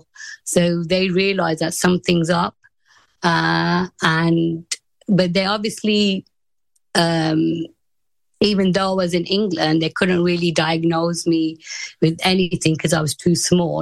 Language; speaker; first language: English; native; English